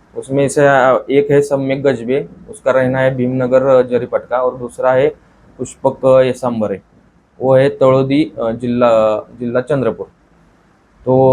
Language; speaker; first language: Hindi; non-native, local second language; Marathi